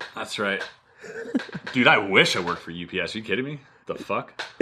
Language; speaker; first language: English; early bilingual, other home language; German